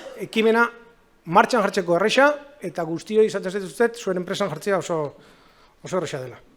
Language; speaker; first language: Basque; native; Basque